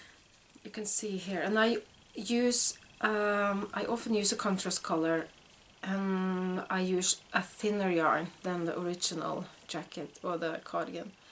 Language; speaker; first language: English; non-native, fluent; Norwegian